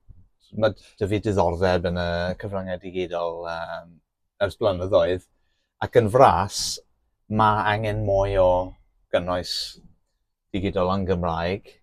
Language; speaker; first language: Welsh; non-native, local second language; English